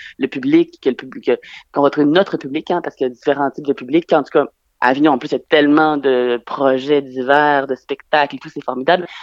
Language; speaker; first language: French; native; French